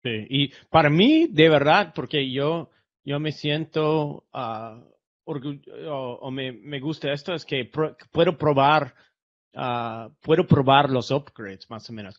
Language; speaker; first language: Spanish; non-native, fluent; English